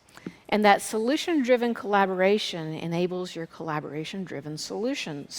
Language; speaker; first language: English; native; English